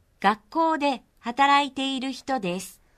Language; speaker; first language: Japanese; non-native, fluent; Korean